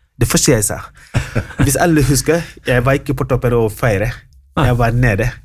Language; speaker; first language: Norwegian; non-native, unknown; Wolof